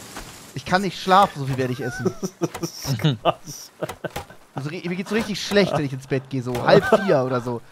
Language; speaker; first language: German; native; German